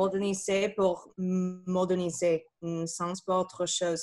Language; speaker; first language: French; non-native, learner; Spanish